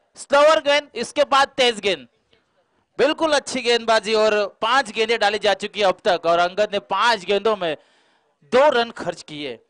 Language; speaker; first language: Hindi; non-native, local second language; Marathi